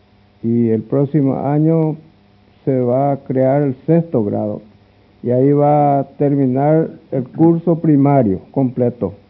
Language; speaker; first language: Spanish; non-native, local second language; Guarani